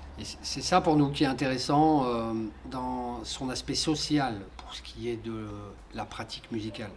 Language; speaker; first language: French; native; French